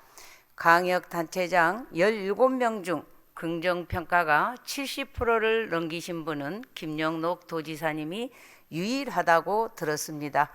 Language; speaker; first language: Korean; native; Korean